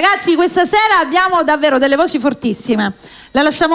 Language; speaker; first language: Italian; native; Italian